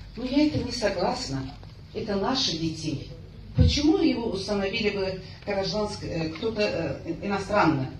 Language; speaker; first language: Russian; non-native, local second language; Azerbaijani